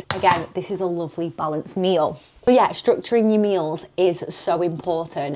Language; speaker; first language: English; native; English